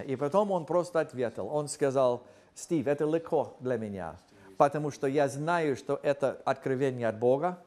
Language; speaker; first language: Russian; non-native, fluent; English